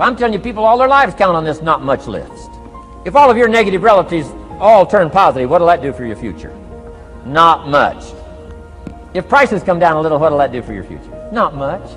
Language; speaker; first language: English; native; English